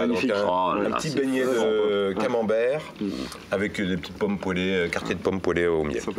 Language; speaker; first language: French; native; French